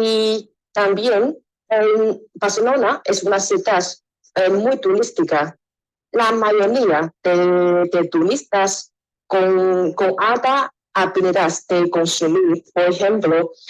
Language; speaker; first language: Spanish; non-native, learner; Chinese